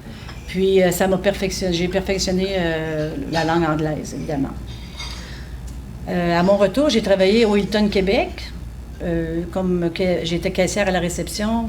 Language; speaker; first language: French; native; French